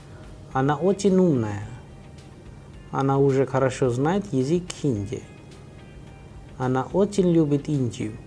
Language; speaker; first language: Russian; non-native, fluent; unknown